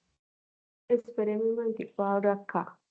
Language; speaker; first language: Spanish; native; Spanish